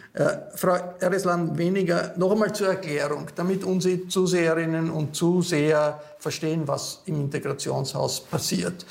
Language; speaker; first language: German; native; German